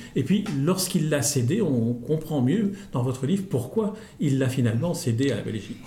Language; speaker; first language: French; native; French